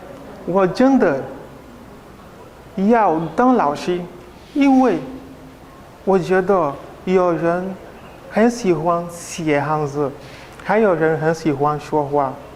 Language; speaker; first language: Chinese; non-native, learner; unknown